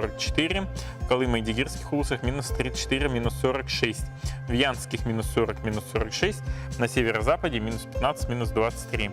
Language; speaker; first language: Russian; native; Russian